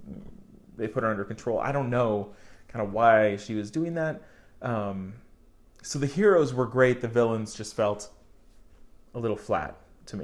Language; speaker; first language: English; native; English